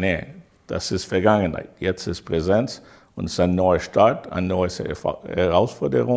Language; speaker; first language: German; non-native, fluent; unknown